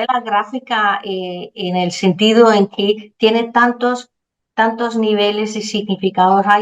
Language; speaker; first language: Spanish; non-native, fluent; Danish